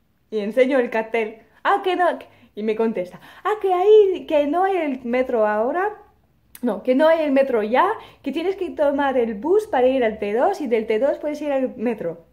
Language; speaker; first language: Spanish; non-native, fluent; French